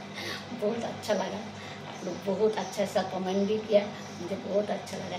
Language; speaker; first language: Hindi; non-native, local second language; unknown